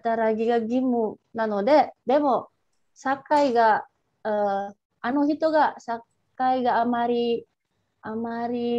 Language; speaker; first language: Japanese; non-native, learner; Indonesian